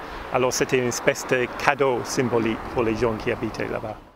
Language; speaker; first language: French; non-native, fluent; English